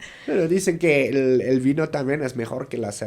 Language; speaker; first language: Spanish; native; Spanish